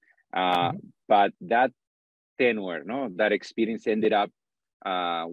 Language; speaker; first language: English; non-native, fluent; Spanish